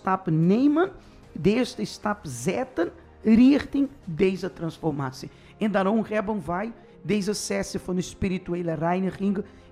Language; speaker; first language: Dutch; non-native, fluent; Portuguese